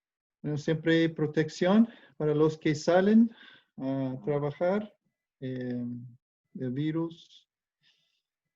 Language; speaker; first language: Spanish; non-native, fluent; English